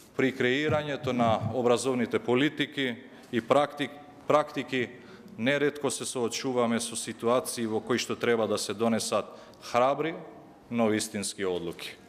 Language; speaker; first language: Macedonian; non-native, local second language; Albanian